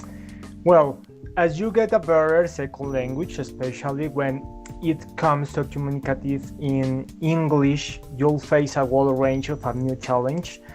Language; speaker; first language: English; non-native, learner; Spanish